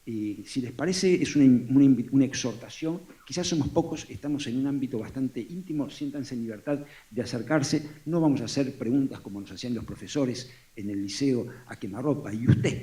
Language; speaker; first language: Spanish; native; Spanish